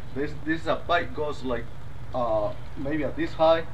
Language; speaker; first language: English; non-native, learner; Spanish